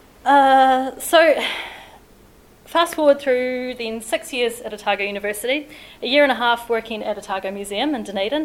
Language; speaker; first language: English; native; English